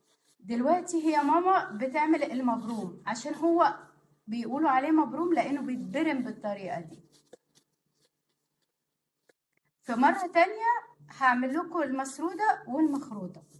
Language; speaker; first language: Arabic; native; Arabic